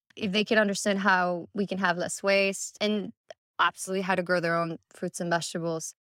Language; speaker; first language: English; early bilingual, other home language; Spanish